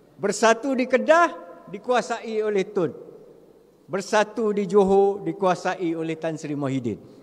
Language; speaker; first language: Malay; native; Malay